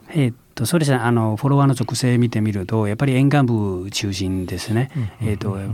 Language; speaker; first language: Japanese; non-native, fluent; Chinese